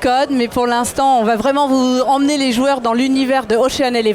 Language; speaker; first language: French; native; French